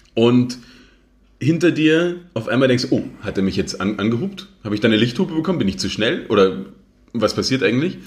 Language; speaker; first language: German; native; German